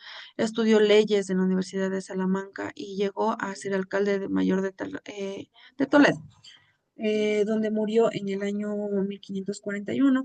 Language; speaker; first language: Spanish; native; Spanish